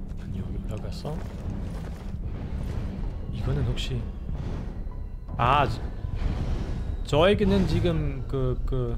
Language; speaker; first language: Korean; non-native, learner; German